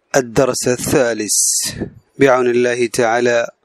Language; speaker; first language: Arabic; non-native, fluent; Urdu